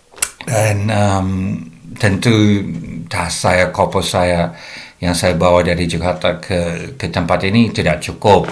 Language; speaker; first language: Indonesian; non-native, fluent; English